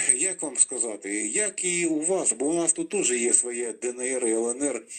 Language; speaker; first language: Ukrainian; non-native, fluent; Romanian